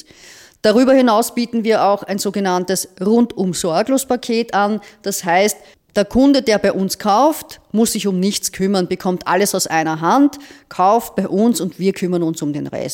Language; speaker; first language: German; native; German